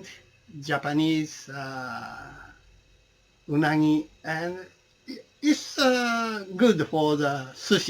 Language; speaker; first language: English; non-native, learner; Japanese